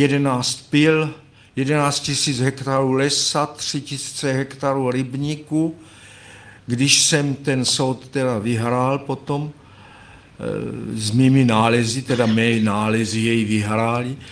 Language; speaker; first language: Czech; native; Czech